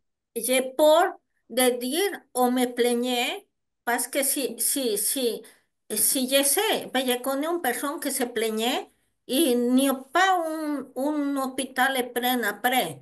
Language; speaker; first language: French; non-native, learner; Spanish